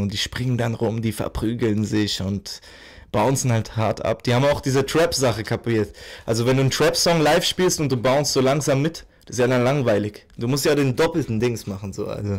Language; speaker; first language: German; native; German